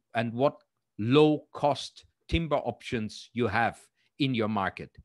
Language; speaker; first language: English; non-native, fluent; German